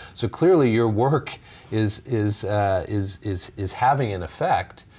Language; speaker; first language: English; native; English